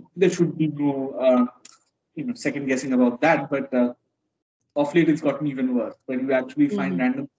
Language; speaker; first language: English; non-native, local second language; Bangla